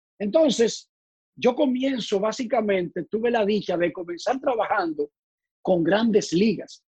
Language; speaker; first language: Spanish; native; Spanish